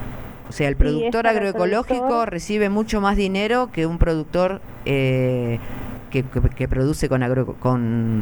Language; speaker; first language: Spanish; native; Spanish